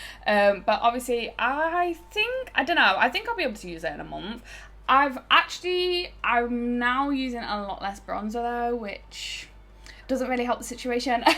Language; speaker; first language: English; native; English